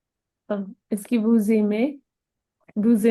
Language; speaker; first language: French; non-native, learner; English